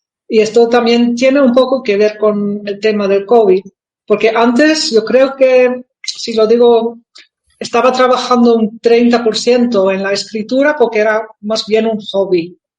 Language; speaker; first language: Spanish; non-native, fluent; Dutch